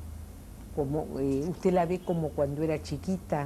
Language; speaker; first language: Spanish; native; Spanish